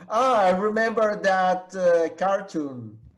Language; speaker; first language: English; non-native, fluent; Spanish